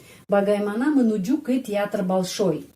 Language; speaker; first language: Indonesian; non-native, fluent; Russian